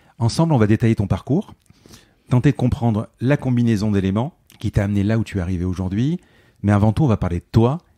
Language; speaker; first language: French; native; French